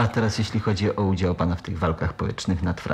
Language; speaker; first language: Polish; native; Polish